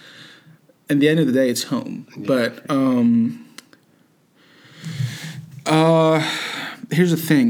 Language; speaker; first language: English; non-native, fluent; Arabic